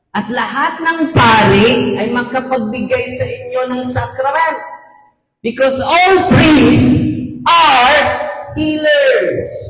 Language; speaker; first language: Filipino; non-native, local second language; Cebuano